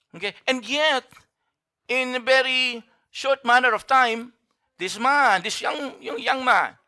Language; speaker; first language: English; non-native, local second language; Filipino